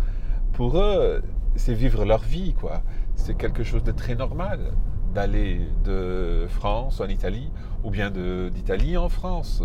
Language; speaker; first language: French; non-native, fluent; English